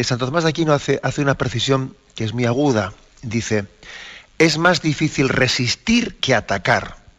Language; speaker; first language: Spanish; native; Spanish